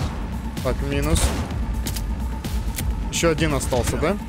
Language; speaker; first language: Russian; native; Russian